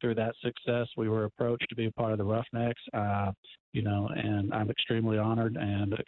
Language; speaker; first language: English; native; English